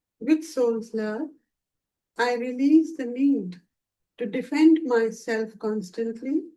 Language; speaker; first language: English; non-native, local second language; Hindi